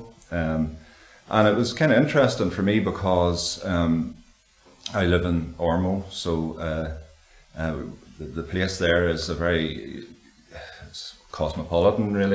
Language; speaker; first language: English; native; English